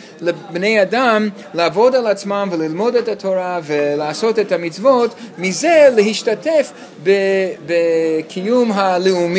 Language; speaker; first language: Hebrew; non-native, fluent; English